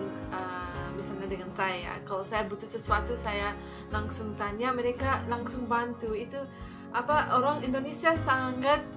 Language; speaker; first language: Indonesian; non-native, fluent; English